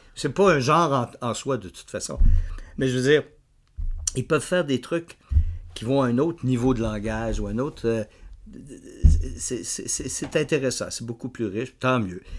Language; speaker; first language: French; native; French